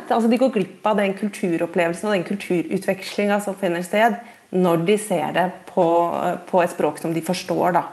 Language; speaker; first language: Norwegian; native; Norwegian